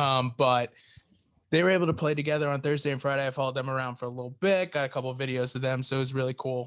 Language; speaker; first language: English; native; English